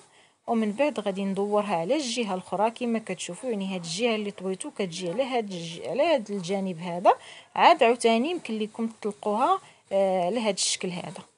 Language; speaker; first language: Arabic; native; Arabic